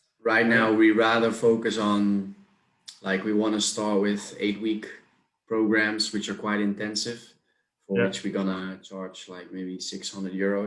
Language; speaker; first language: English; non-native, fluent; Dutch